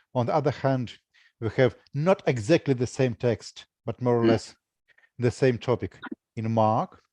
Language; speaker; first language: English; non-native, fluent; Russian